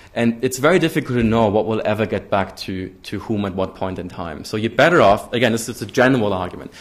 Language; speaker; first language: English; non-native, fluent; German